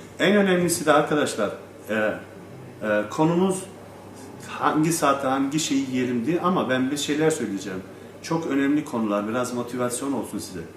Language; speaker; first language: Turkish; early bilingual, heritage; Turkish